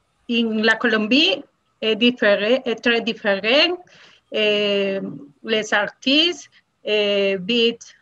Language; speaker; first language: French; non-native, learner; Spanish